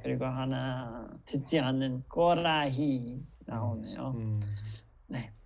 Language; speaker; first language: Korean; non-native, fluent; Nepali